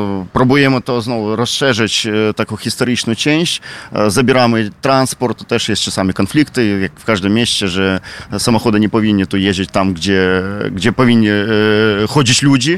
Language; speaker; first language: Polish; non-native, fluent; Ukrainian